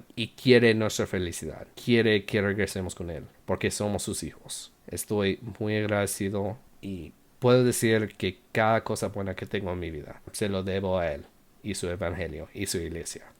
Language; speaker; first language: Spanish; non-native, fluent; English